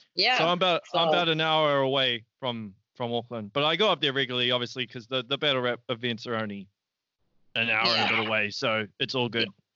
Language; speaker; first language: English; native; English